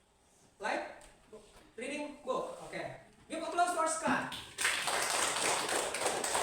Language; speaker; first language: English; non-native, learner; Indonesian